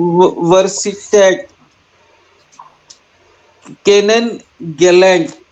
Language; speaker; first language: German; non-native, learner; Hindi